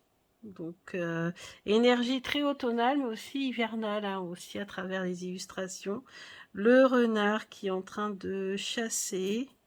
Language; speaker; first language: French; native; French